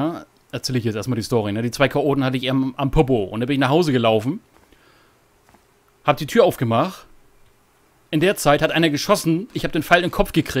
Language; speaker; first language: German; native; German